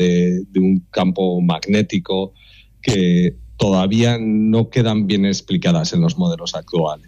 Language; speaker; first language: Spanish; native; Spanish